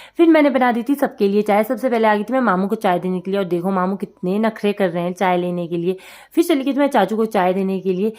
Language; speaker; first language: Hindi; native; Hindi